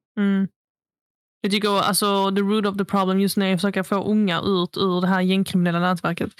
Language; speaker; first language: Swedish; early bilingual, other home language; Arabic